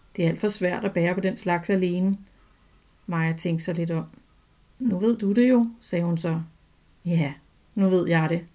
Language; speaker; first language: Danish; native; Danish